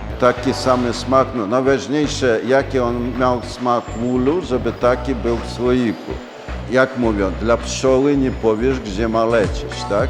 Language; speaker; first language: Polish; non-native, learner; Ukrainian